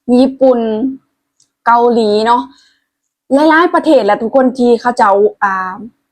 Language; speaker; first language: Thai; native; Thai